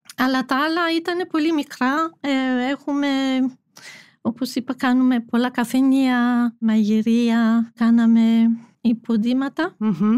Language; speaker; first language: Greek; non-native, fluent; French